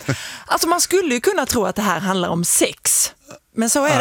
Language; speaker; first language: Swedish; native; Swedish